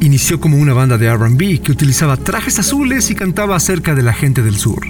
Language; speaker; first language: Spanish; native; Spanish